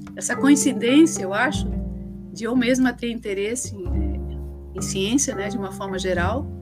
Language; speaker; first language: Portuguese; early bilingual, other home language; Spanish